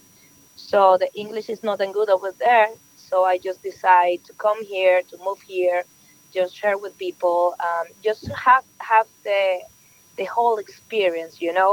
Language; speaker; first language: English; non-native, learner; Spanish